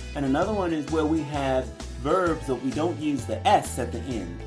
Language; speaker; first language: English; native; English